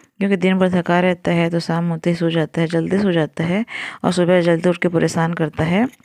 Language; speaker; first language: Hindi; non-native, local second language; Odia